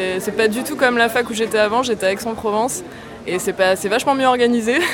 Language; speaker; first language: French; native; French